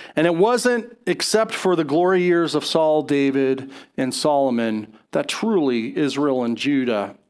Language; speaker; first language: English; native; English